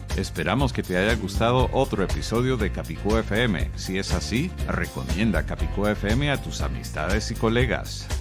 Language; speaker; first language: Spanish; non-native, fluent; English